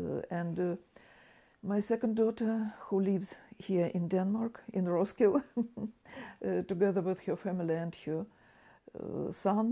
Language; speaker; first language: English; non-native, fluent; Ukrainian